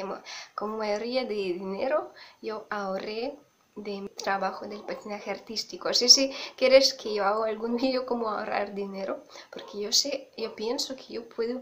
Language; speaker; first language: Spanish; non-native, fluent; Russian